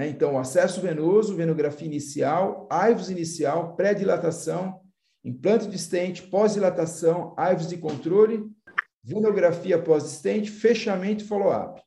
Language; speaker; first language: Portuguese; native; Portuguese